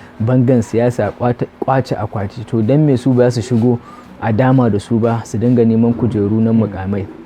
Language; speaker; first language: Hausa; native; Hausa